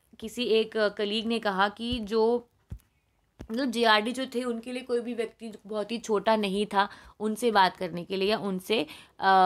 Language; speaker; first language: Hindi; native; Hindi